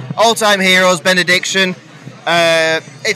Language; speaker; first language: English; native; English